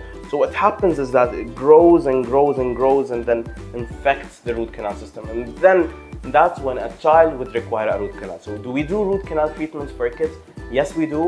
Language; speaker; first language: English; non-native, fluent; Arabic